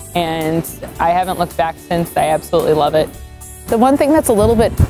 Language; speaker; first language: English; native; English